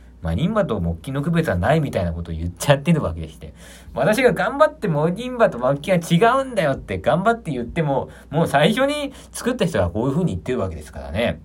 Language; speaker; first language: Japanese; native; Japanese